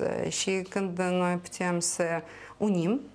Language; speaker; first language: Romanian; non-native, local second language; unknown